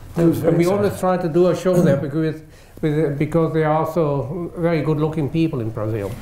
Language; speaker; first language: English; non-native, fluent; German